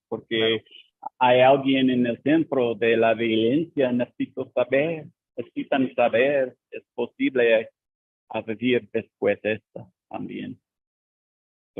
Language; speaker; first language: Spanish; non-native, learner; English